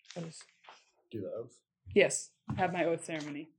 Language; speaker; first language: English; native; English